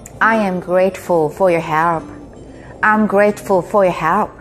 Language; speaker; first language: English; non-native, fluent; Korean